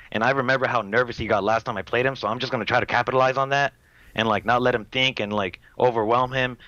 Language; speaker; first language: English; native; English